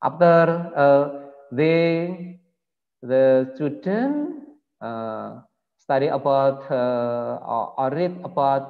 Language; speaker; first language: English; non-native, learner; Indonesian